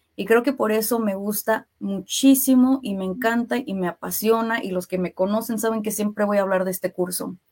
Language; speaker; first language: Spanish; early bilingual, heritage; Spanish